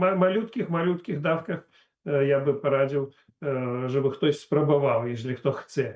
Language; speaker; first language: Polish; non-native, learner; Russian